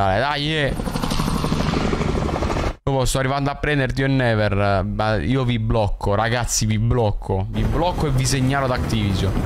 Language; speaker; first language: Italian; native; Italian